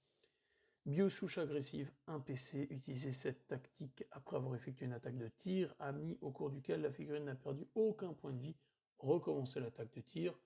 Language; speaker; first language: French; native; French